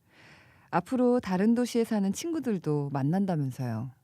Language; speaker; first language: Korean; native; Korean